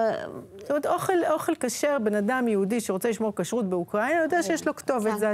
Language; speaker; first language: Hebrew; native; Hebrew